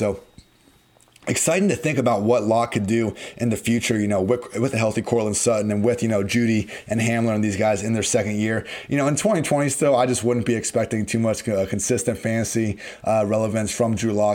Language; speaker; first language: English; native; English